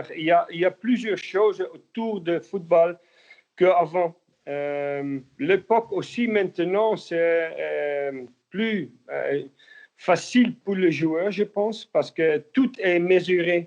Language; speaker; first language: French; non-native, learner; Dutch